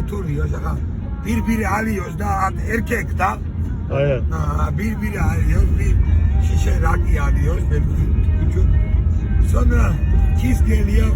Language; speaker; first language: Turkish; non-native, learner; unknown